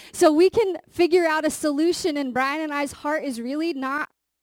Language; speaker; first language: English; native; English